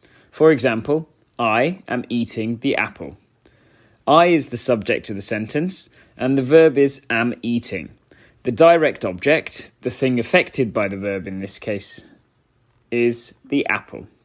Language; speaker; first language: English; native; English